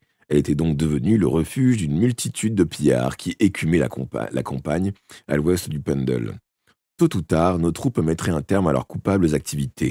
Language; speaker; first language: French; native; French